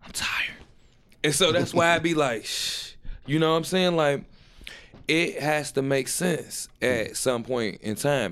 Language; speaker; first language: English; native; English